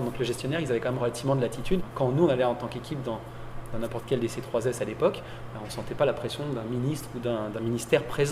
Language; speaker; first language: French; native; French